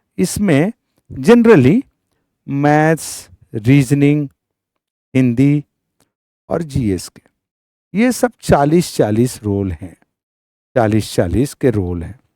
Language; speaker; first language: Hindi; native; Hindi